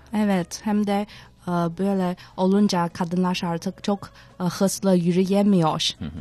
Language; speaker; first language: Turkish; non-native, fluent; Chinese